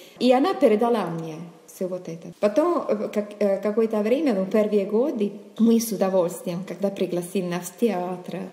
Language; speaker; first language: Russian; non-native, fluent; Italian